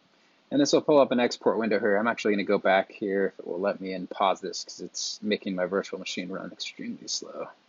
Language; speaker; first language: English; native; English